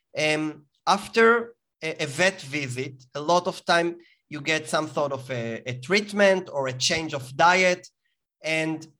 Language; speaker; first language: English; non-native, fluent; Hebrew